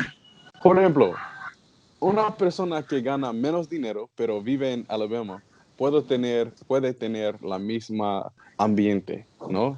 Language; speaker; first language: Spanish; non-native, learner; English